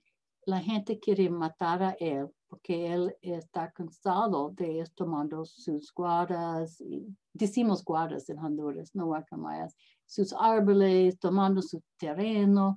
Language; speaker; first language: Spanish; non-native, learner; English